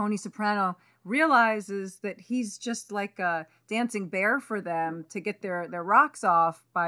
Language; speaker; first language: English; early bilingual, other home language; Spanish